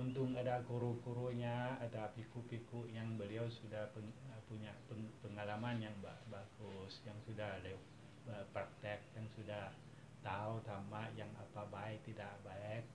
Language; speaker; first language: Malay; non-native, fluent; Thai